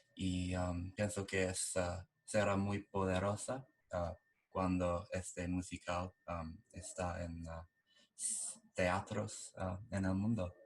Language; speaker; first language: Spanish; non-native, learner; English